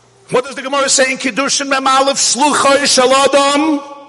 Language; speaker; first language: English; native; English